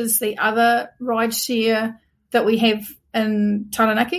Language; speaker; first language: English; native; English